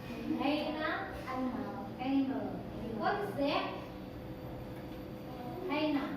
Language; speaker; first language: English; non-native, learner; Indonesian